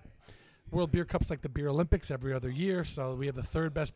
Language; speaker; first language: English; native; English